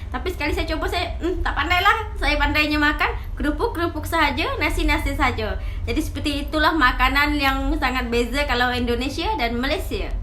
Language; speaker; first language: Malay; native; Malay